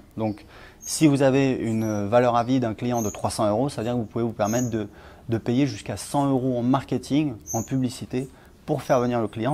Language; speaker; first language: French; native; French